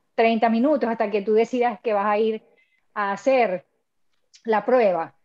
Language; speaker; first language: Spanish; native; Spanish